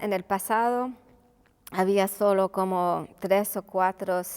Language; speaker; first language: Spanish; non-native, local second language; English